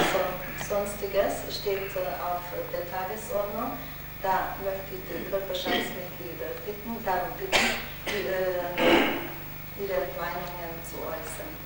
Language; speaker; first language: German; non-native, local second language; Hungarian